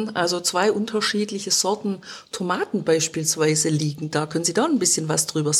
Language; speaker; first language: German; native; German